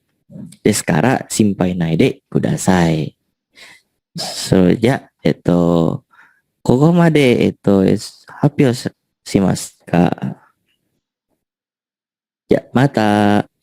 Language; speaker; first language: Japanese; non-native, learner; Indonesian